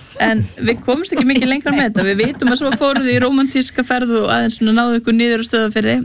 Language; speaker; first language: Icelandic; native; Icelandic